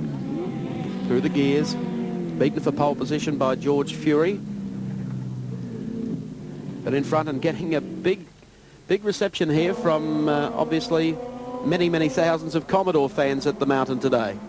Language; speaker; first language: English; native; English